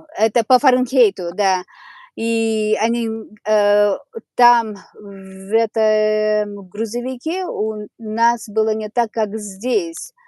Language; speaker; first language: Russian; non-native, local second language; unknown